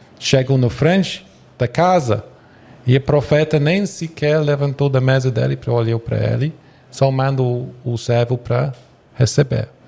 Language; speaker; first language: Portuguese; non-native, fluent; English